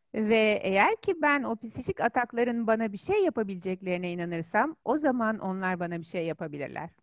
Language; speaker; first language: Turkish; native; Turkish